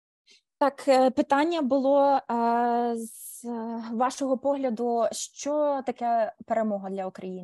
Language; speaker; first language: Ukrainian; early bilingual, heritage; Ukrainian